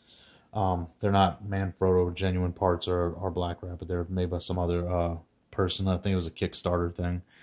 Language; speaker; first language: English; native; English